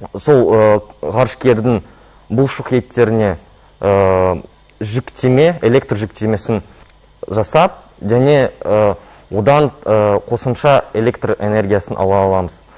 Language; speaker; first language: Kazakh; native; Kazakh